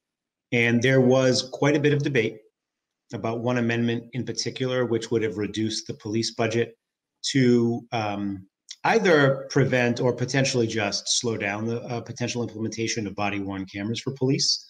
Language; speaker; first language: English; native; English